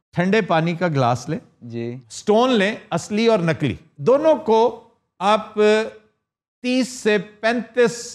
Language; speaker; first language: Urdu; native; Urdu